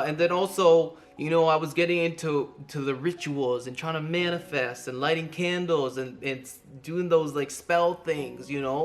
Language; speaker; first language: English; native; English